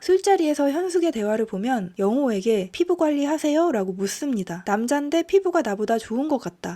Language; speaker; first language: Korean; native; Korean